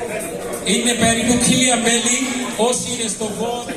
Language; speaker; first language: Greek; non-native, fluent; Urdu